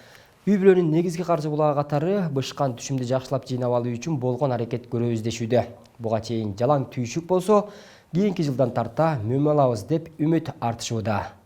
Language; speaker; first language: Kyrgyz; native; Kyrgyz